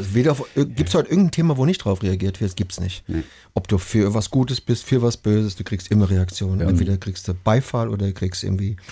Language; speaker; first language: German; native; German